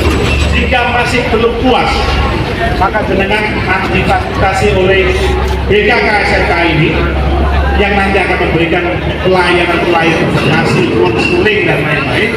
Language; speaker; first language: Indonesian; native; Indonesian